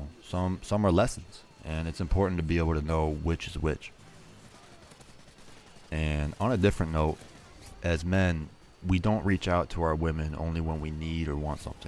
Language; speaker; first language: English; native; English